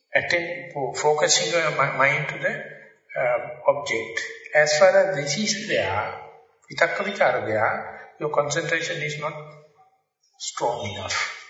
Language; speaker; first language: English; non-native, local second language; Sinhala